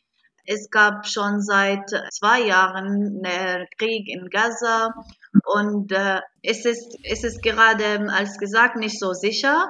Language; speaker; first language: German; non-native, fluent; Arabic